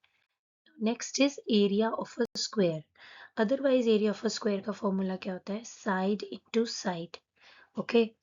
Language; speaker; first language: Hindi; native; Hindi